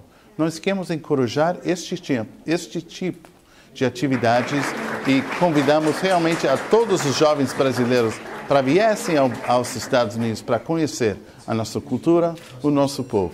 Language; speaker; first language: Portuguese; non-native, fluent; English